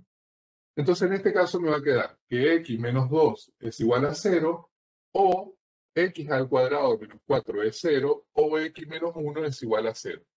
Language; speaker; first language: Spanish; native; Spanish